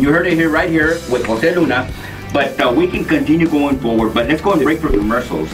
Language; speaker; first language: English; early bilingual, other home language; Spanish